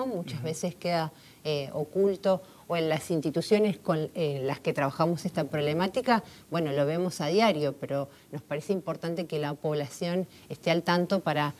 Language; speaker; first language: Spanish; native; Spanish